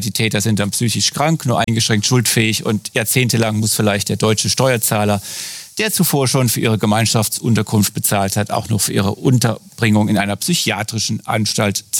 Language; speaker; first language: German; native; German